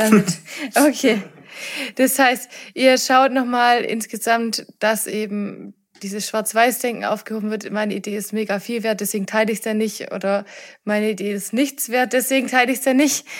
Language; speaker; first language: German; native; German